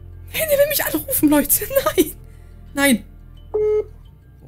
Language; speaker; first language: German; native; German